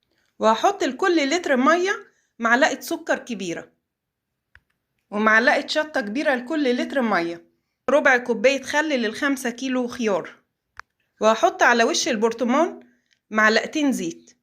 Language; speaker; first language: Arabic; native; Arabic